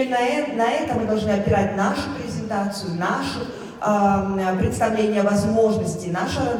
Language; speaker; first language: Russian; native; Russian